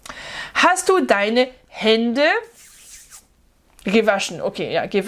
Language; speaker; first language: German; non-native, fluent; French